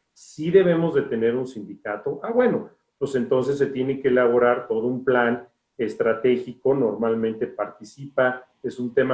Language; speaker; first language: Spanish; native; Spanish